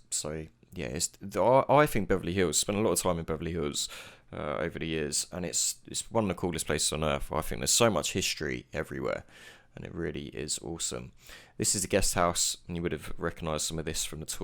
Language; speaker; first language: English; native; English